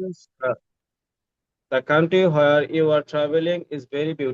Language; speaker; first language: English; non-native, learner; Bangla